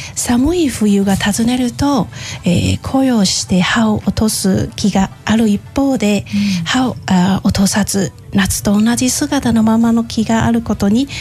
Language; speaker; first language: Japanese; non-native, fluent; Chinese